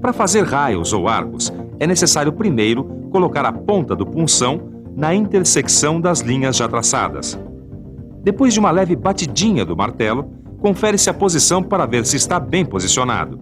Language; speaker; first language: Portuguese; native; Portuguese